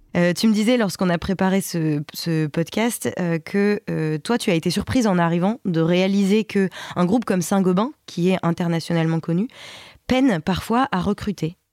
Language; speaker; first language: French; native; French